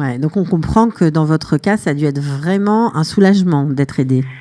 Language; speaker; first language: French; native; French